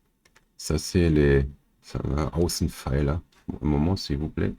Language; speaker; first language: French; non-native, learner; German